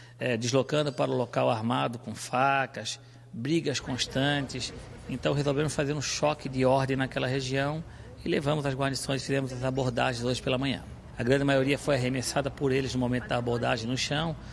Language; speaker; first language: Portuguese; native; Portuguese